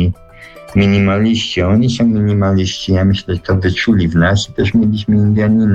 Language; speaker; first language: Polish; early bilingual, heritage; Polish